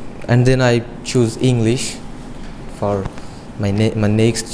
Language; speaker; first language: English; non-native, learner; Bangla